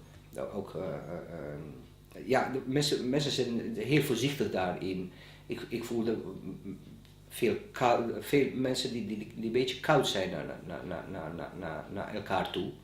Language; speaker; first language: Dutch; non-native, fluent; Bosnian